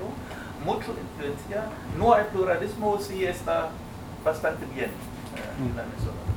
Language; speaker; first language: Spanish; non-native, fluent; German